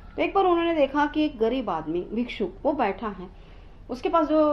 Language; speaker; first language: Hindi; non-native, local second language; Marathi